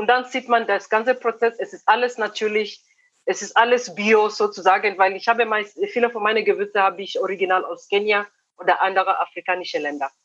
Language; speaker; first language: German; non-native, fluent; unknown